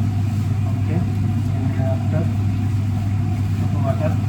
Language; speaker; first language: English; non-native, learner; Hindi